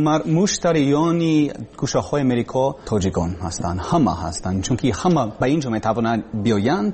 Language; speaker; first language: Persian; non-native, learner; English